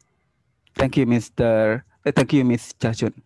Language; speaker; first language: English; non-native, learner; Indonesian